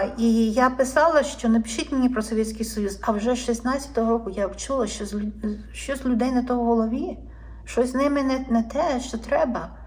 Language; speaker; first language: Ukrainian; native; Ukrainian